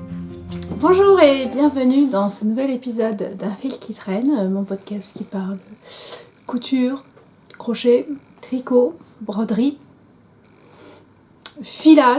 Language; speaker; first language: French; native; French